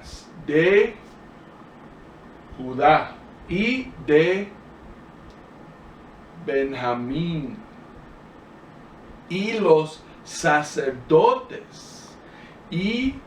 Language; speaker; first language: Spanish; non-native, fluent; English